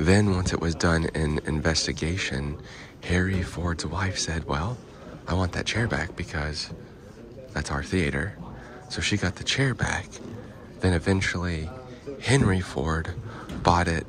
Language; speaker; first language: English; native; English